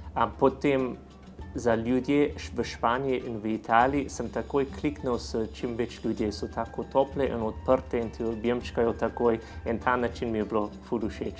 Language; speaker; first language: Slovenian; non-native, learner; English